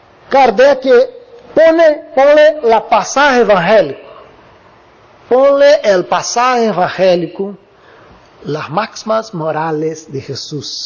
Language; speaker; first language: Spanish; non-native, learner; Portuguese